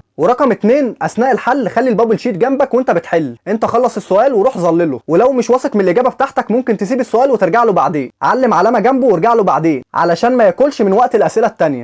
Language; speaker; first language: Arabic; native; Arabic